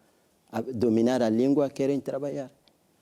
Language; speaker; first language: Portuguese; non-native, learner; French